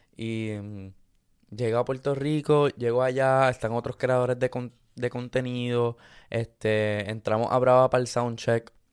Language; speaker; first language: Spanish; early bilingual, other home language; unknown